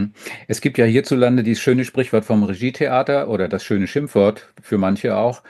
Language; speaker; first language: German; native; German